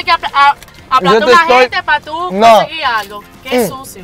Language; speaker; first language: Spanish; native; Spanish